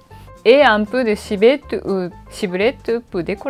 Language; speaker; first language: French; non-native, learner; Japanese